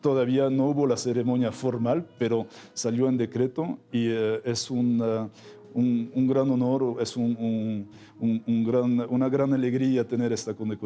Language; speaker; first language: Spanish; non-native, fluent; French